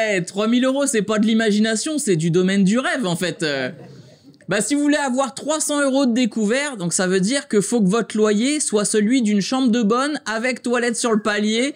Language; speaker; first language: French; native; French